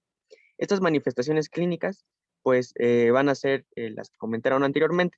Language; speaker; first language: Spanish; native; Spanish